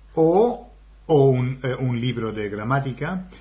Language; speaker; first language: Spanish; non-native, fluent; English